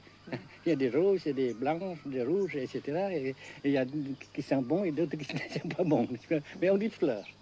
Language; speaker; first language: French; non-native, local second language; Vietnamese